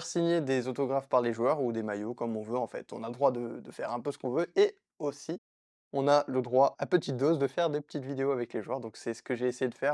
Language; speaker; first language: French; native; French